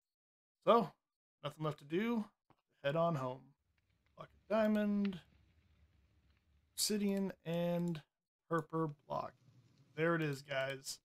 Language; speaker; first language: English; native; English